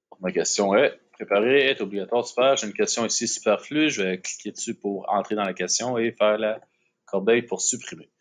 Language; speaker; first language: French; native; French